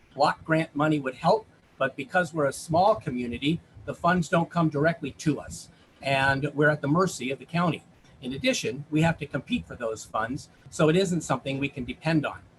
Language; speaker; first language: English; native; English